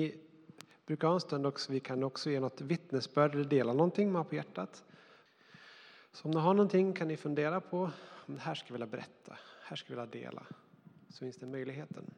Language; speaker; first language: Swedish; native; Swedish